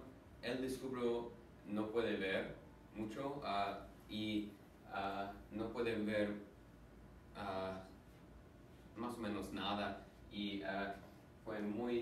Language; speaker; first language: Spanish; non-native, learner; English